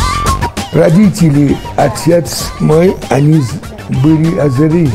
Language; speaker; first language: Russian; early bilingual, heritage; French